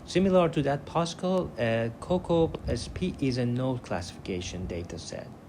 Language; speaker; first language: English; non-native, fluent; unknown